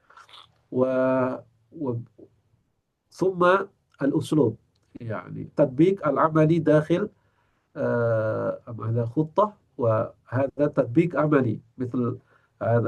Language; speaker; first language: Arabic; non-native, fluent; Indonesian